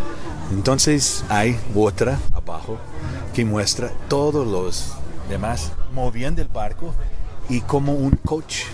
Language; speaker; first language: Spanish; non-native, learner; English